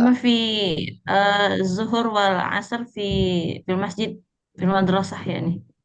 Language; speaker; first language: Arabic; non-native, learner; Indonesian